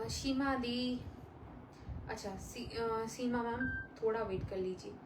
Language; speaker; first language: Hindi; non-native, local second language; Bangla